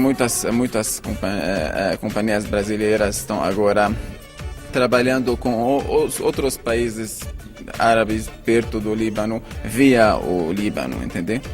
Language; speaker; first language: Portuguese; non-native, fluent; Arabic